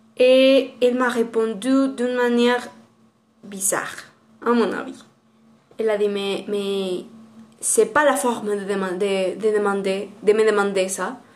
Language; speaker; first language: French; non-native, learner; Spanish